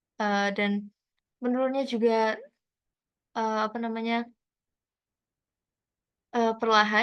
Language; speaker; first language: Indonesian; native; Indonesian